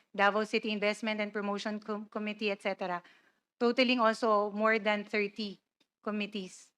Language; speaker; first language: English; non-native, local second language; Cebuano